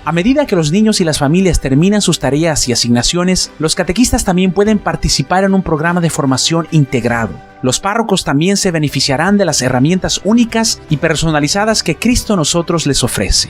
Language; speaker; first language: Spanish; native; Spanish